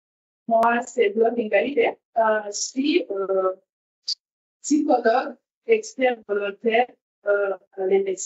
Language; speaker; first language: French; non-native, local second language; Rundi